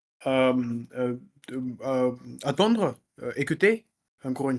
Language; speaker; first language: French; non-native, learner; Russian